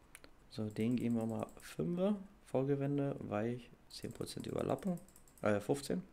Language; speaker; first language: German; native; German